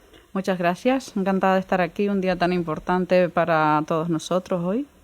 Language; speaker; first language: Spanish; native; Spanish